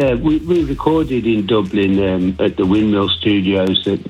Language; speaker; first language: English; native; English